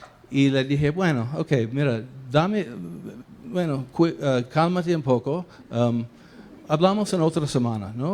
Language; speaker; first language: Spanish; non-native, fluent; English